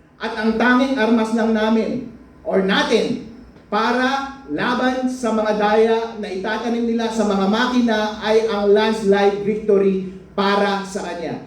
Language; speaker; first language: Filipino; non-native, local second language; Iloko